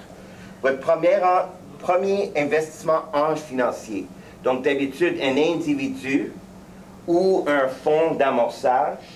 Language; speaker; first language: French; native; French